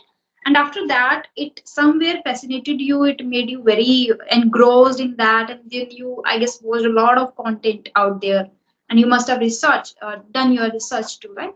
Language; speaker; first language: English; non-native, local second language; Hindi